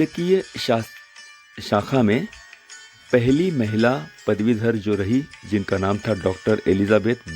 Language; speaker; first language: Hindi; non-native, local second language; Marathi